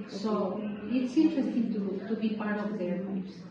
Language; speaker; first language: English; non-native, fluent; Spanish